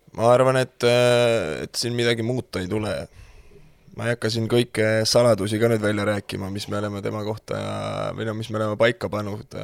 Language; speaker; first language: Estonian; native; Estonian